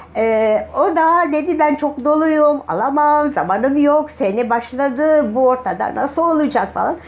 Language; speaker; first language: Turkish; native; Turkish